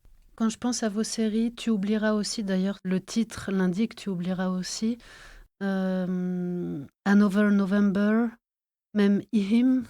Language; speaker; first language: French; native; French